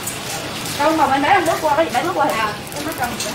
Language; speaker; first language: Korean; non-native, learner; Vietnamese